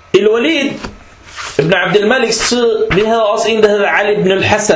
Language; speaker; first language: Danish; early bilingual, other home language; Arabic